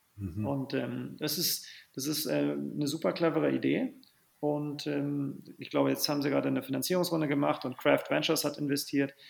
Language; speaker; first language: German; native; German